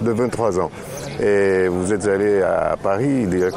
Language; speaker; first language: French; non-native, fluent; Greek